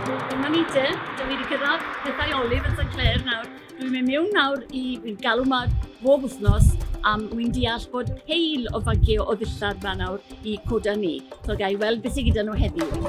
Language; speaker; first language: Welsh; native; Welsh